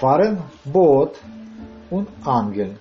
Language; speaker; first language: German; non-native, learner; Russian